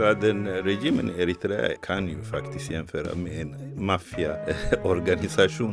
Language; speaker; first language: Swedish; non-native, fluent; Tigrinya